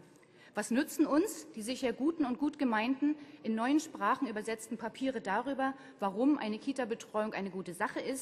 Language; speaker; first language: German; native; German